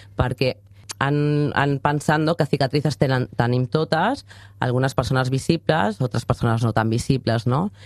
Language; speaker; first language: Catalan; non-native, fluent; Spanish